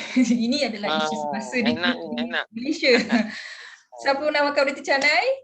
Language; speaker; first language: Malay; native; Malay